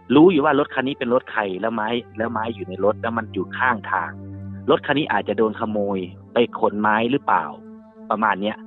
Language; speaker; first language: Thai; native; Thai